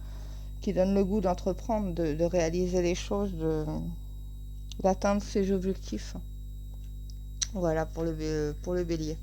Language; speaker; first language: French; native; French